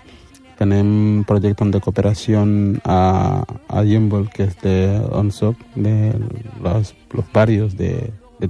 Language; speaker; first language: Catalan; early bilingual, other home language; Wolof